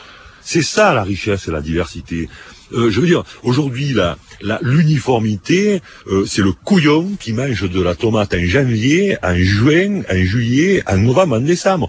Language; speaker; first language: French; native; French